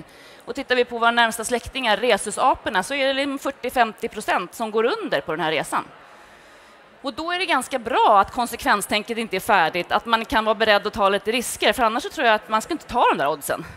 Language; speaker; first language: Swedish; native; Swedish